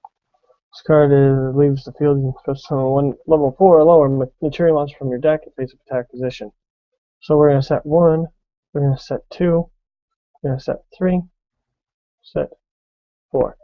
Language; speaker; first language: English; native; English